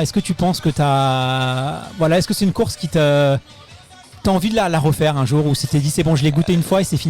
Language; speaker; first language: French; native; French